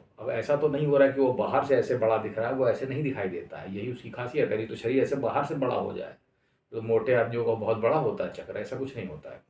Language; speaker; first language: Hindi; native; Hindi